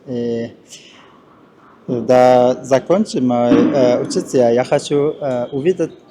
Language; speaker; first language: Russian; non-native, learner; Persian